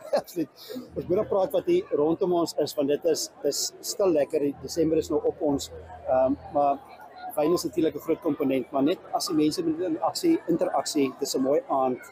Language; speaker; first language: Afrikaans; native; Afrikaans